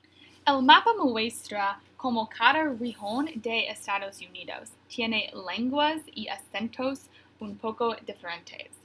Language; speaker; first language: Spanish; non-native, learner; English